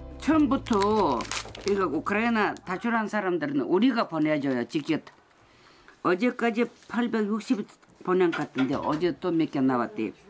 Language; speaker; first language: Korean; early bilingual, heritage; Russian